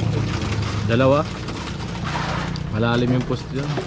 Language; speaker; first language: Filipino; native; Filipino